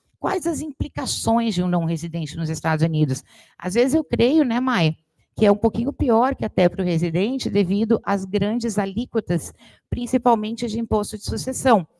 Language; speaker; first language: Portuguese; native; Portuguese